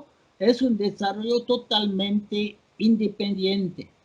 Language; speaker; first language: Spanish; non-native, fluent; French